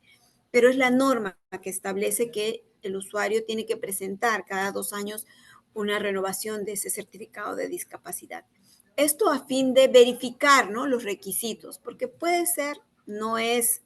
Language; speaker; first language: Spanish; native; Spanish